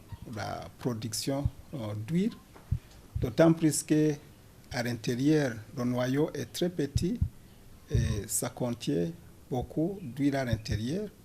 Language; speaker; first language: French; non-native, local second language; Rundi